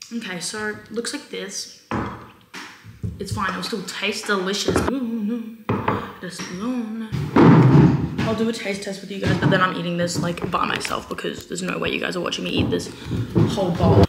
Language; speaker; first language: English; native; English